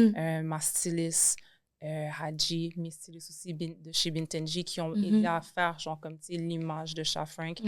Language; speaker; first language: French; native; French